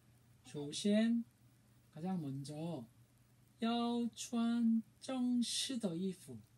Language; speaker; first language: Chinese; non-native, learner; Korean